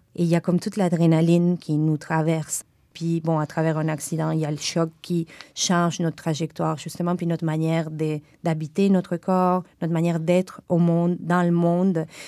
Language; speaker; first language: French; non-native, fluent; Spanish